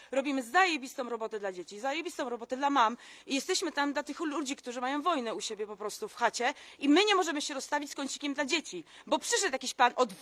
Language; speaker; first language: Polish; native; Polish